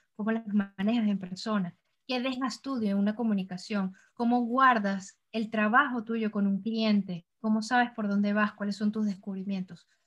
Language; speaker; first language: Spanish; native; Spanish